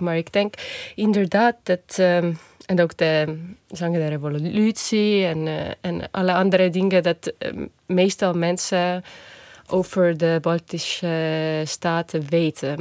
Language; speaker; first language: Dutch; non-native, fluent; Estonian